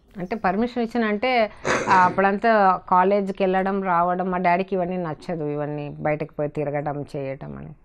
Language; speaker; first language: Telugu; native; Telugu